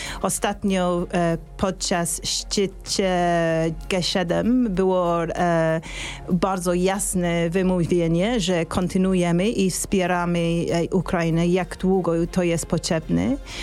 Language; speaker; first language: Polish; non-native, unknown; English